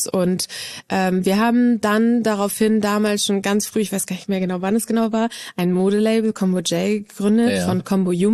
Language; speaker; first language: German; native; German